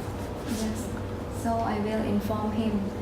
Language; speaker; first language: English; non-native, learner; Khmer